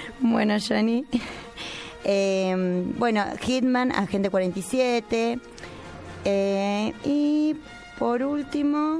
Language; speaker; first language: Spanish; native; Spanish